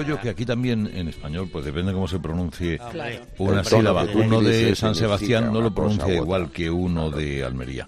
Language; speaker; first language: Spanish; native; Spanish